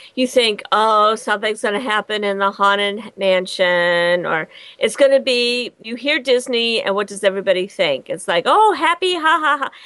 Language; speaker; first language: English; native; English